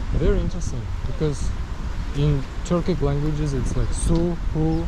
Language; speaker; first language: English; non-native, learner; Bashkir